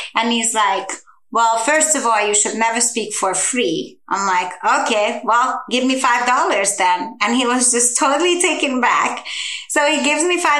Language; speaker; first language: English; non-native, fluent; Hungarian